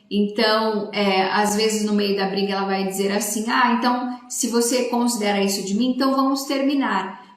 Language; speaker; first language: Portuguese; native; Portuguese